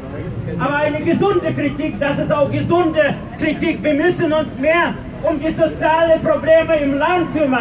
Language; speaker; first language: German; non-native, fluent; Russian